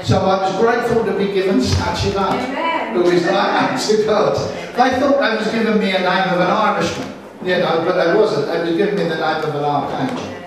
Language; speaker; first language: English; native; English